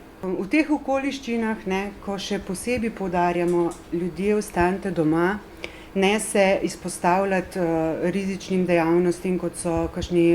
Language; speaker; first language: Slovenian; native; Slovenian